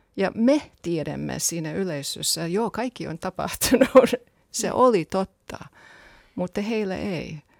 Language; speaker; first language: Finnish; non-native, fluent; English